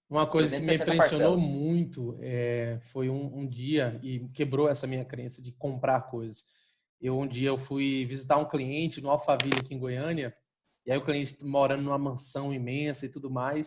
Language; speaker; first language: Portuguese; native; Portuguese